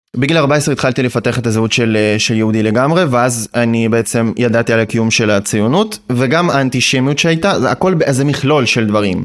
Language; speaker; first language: Hebrew; non-native, fluent; Russian